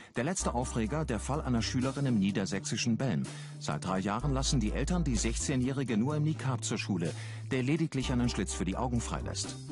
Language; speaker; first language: German; native; German